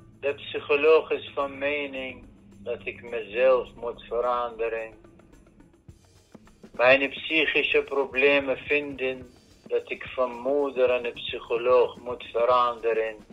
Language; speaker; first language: Dutch; non-native, fluent; Arabic